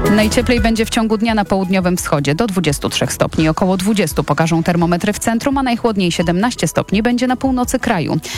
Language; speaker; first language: Polish; native; Polish